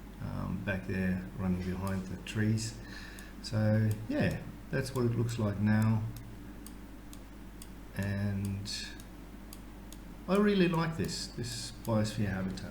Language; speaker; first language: English; native; English